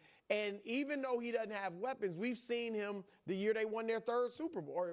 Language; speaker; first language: English; native; English